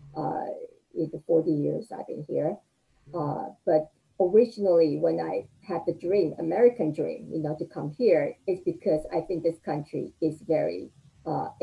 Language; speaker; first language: English; non-native, fluent; Chinese